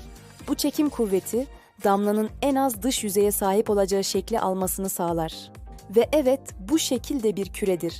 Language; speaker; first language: Turkish; native; Turkish